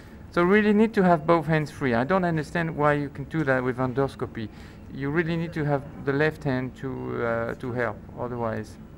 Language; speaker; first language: English; non-native, fluent; French